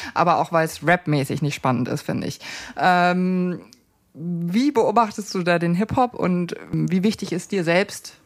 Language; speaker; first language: German; native; German